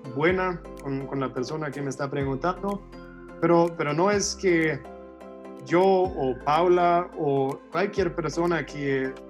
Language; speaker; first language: Spanish; non-native, fluent; German